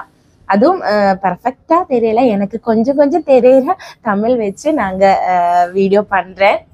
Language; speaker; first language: Tamil; non-native, learner; Malayalam